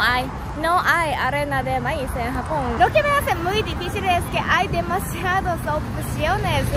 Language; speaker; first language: Spanish; non-native, learner; Japanese